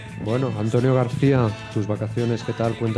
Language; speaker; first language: Spanish; native; Spanish